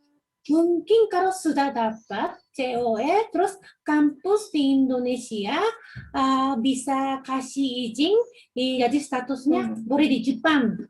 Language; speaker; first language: Indonesian; non-native, fluent; Japanese